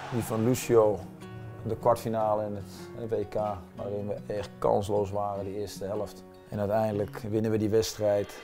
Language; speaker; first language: Dutch; native; Dutch